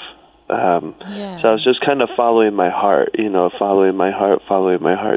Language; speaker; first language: English; native; English